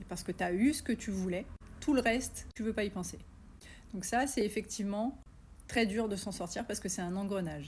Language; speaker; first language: French; native; French